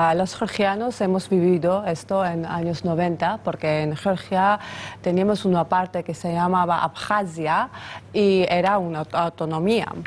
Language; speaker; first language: Spanish; non-native, fluent; Georgian